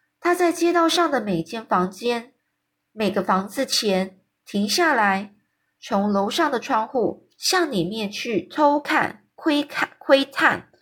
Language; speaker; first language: Chinese; native; Chinese